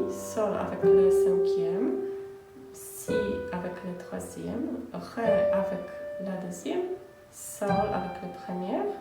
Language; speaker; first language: French; non-native, fluent; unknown